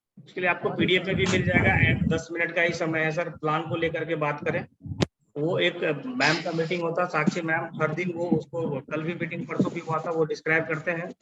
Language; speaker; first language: Hindi; native; Hindi